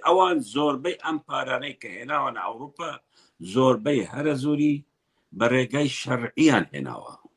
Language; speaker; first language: Central Kurdish; non-native, local second language; Kurdish